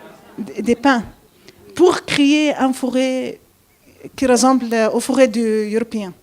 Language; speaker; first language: French; non-native, fluent; Arabic